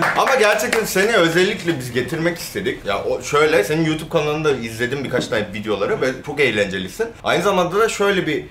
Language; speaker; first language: Turkish; non-native, fluent; Korean